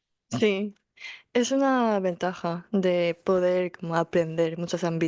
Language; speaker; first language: Spanish; non-native, fluent; Korean